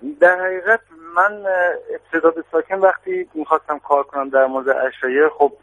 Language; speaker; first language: Persian; native; Persian